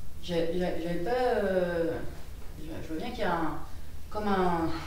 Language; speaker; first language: French; native; French